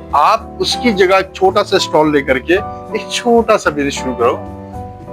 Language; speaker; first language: Hindi; native; Hindi